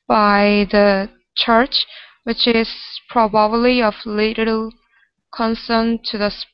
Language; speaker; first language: English; non-native, learner; Korean